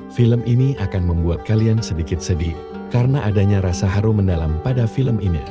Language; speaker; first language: Indonesian; native; Indonesian